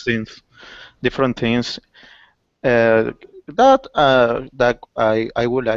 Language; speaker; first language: English; non-native, learner; Spanish